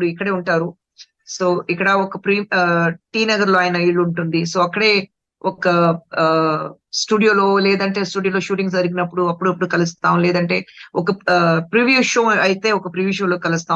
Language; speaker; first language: Telugu; non-native, local second language; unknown